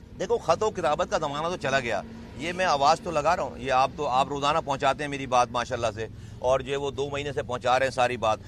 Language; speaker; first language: Urdu; native; Urdu